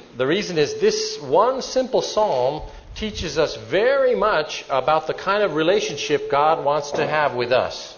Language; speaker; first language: English; native; English